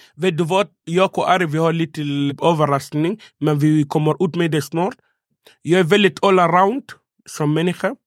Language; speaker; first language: Swedish; non-native, fluent; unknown